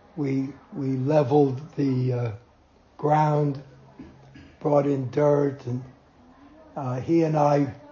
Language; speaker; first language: English; native; English